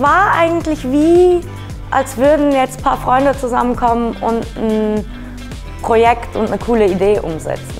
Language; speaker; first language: German; native; German